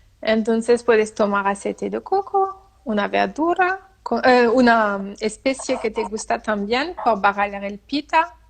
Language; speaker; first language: Spanish; non-native, learner; French